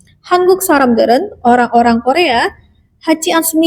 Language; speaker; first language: Korean; non-native, fluent; Indonesian